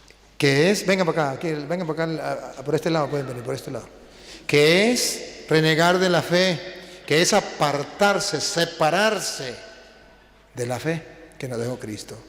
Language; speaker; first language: Spanish; native; Spanish